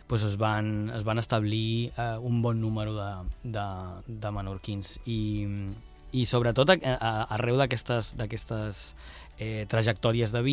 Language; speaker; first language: Catalan; native; Catalan